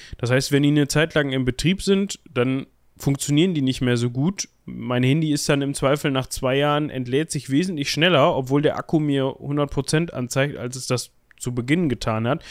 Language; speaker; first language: German; native; German